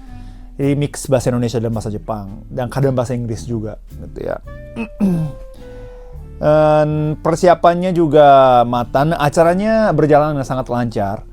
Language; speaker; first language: Indonesian; non-native, fluent; Japanese